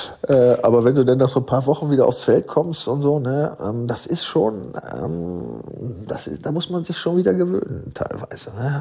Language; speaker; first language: German; native; German